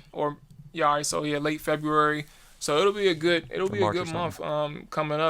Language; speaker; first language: English; native; English